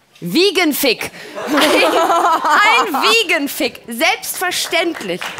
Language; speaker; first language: German; native; German